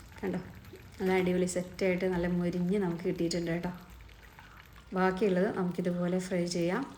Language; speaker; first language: Malayalam; native; Malayalam